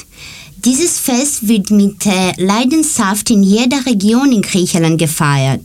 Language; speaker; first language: German; non-native, learner; Greek